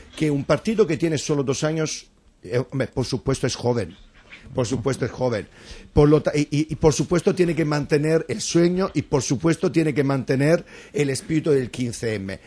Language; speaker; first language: Spanish; non-native, fluent; Italian